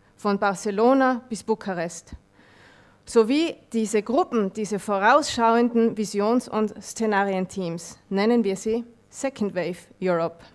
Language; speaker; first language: German; non-native, fluent; French